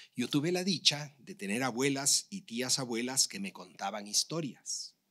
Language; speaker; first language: Spanish; native; Spanish